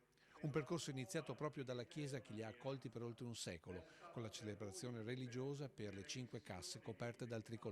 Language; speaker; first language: Italian; native; Italian